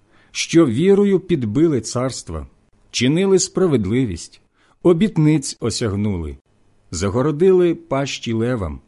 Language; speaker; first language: Ukrainian; native; Ukrainian